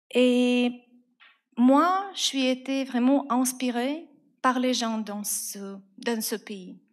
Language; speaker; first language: French; non-native, fluent; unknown